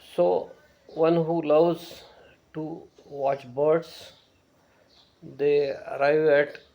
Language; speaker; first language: English; non-native, local second language; Marathi